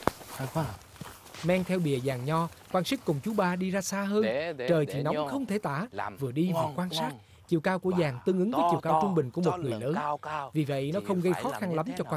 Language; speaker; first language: Vietnamese; native; Vietnamese